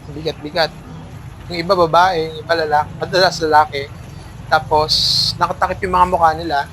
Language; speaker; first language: Filipino; native; Filipino